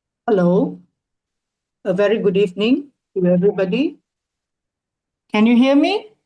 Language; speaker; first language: English; non-native, fluent; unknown